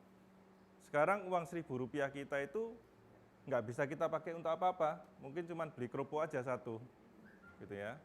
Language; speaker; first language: Indonesian; native; Indonesian